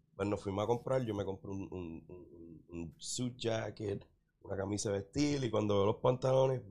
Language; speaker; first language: Spanish; early bilingual, heritage; Spanish